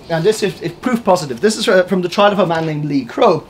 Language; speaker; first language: English; native; English